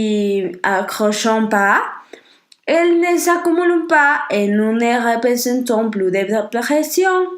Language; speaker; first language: French; non-native, learner; Spanish